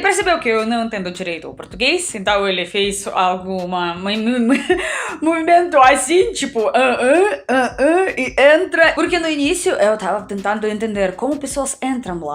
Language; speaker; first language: Portuguese; non-native, fluent; Russian